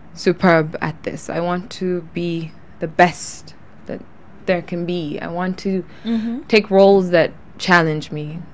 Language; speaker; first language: English; non-native, local second language; Ganda